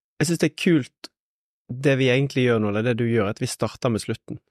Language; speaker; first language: Norwegian; native; Norwegian